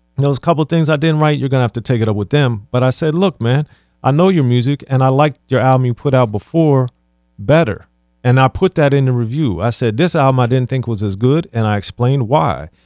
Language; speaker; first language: English; native; English